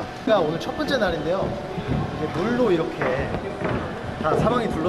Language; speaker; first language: Korean; native; Korean